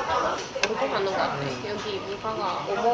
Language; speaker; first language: Korean; non-native, fluent; Indonesian